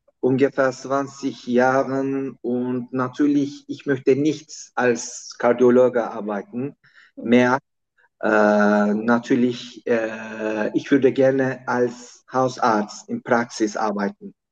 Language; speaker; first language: German; non-native, learner; Turkish